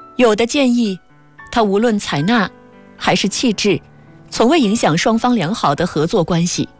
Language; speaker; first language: Chinese; native; Chinese